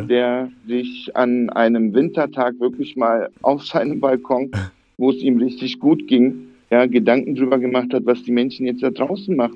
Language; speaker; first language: German; early bilingual, other home language; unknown